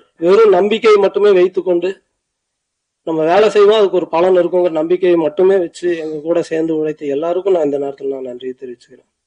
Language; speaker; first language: Tamil; native; Tamil